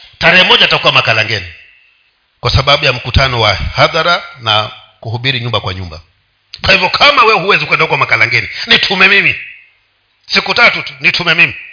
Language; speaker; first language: Swahili; non-native, local second language; Giryama